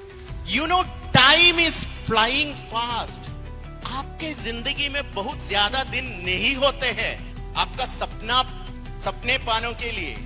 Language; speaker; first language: Hindi; non-native, fluent; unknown